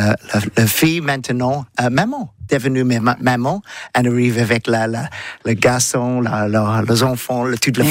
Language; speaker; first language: French; non-native, learner; English